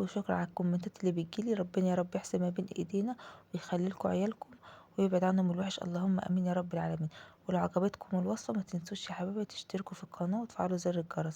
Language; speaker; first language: Arabic; native; Arabic